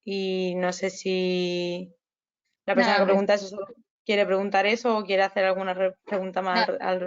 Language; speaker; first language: Spanish; native; Spanish